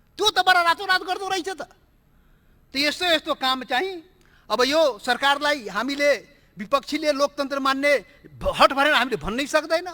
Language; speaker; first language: Nepali; non-native, local second language; Maithili